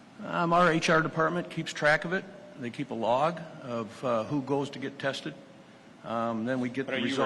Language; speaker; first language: English; native; English